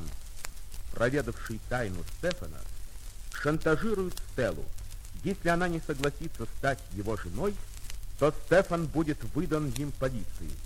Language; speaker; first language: Russian; native; Russian